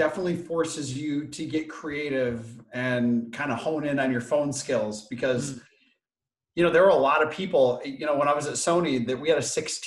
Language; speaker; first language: English; native; English